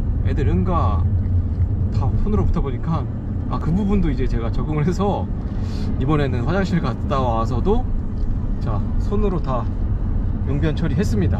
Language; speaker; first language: Korean; native; Korean